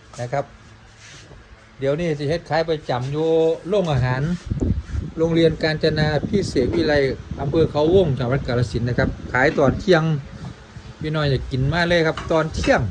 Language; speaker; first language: Thai; non-native, local second language; Northeastern Thai